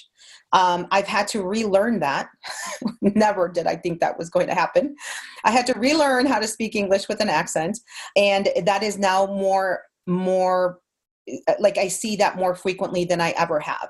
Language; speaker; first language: English; early bilingual, other home language; Spanish